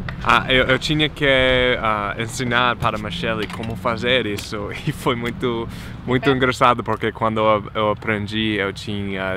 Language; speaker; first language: Portuguese; non-native, fluent; English